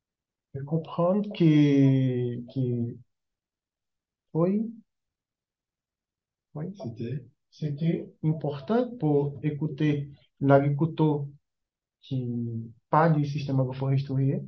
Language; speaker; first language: French; non-native, learner; Portuguese